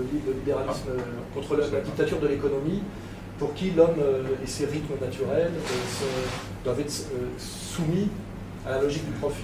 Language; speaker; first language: French; native; French